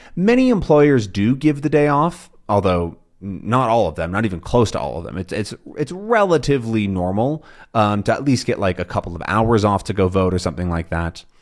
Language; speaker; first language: English; native; English